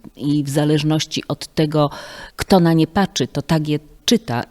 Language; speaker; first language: Polish; native; Polish